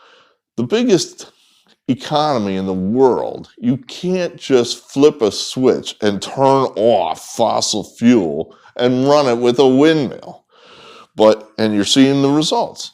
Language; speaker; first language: English; native; English